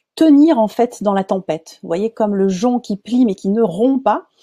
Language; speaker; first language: French; native; French